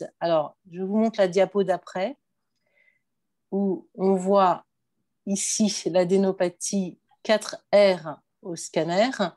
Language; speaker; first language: French; native; French